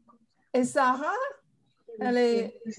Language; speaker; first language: French; non-native, fluent; English